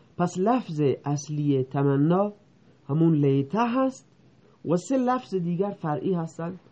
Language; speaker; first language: Persian; non-native, local second language; Baluchi